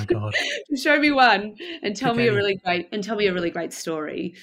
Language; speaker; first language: English; native; English